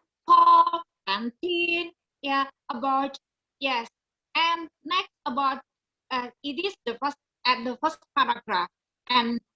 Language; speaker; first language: English; non-native, learner; Indonesian